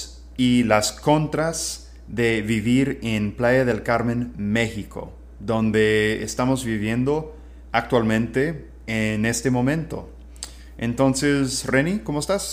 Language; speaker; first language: Spanish; non-native, fluent; English